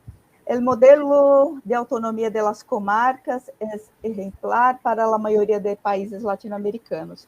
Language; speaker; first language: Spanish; non-native, fluent; Portuguese